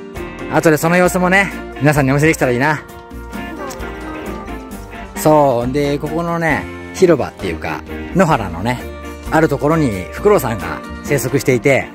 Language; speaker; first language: Japanese; native; Japanese